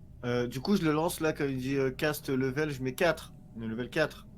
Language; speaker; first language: French; native; French